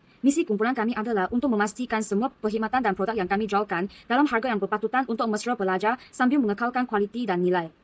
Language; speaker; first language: Malay; non-native, local second language; Chinese